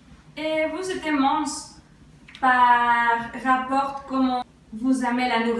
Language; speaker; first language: French; non-native, learner; Spanish